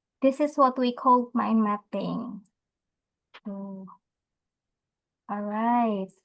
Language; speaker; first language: English; non-native, fluent; Indonesian